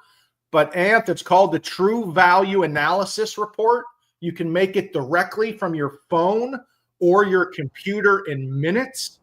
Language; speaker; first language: English; native; English